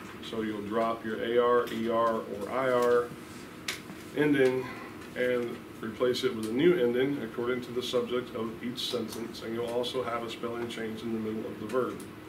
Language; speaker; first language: English; native; English